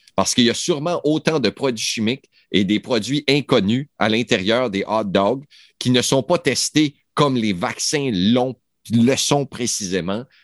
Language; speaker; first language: French; native; French